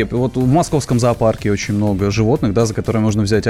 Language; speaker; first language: Russian; native; Russian